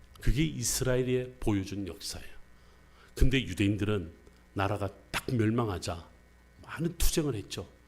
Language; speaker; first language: Korean; native; Korean